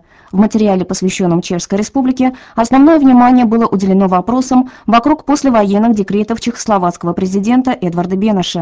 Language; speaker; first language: Russian; native; Russian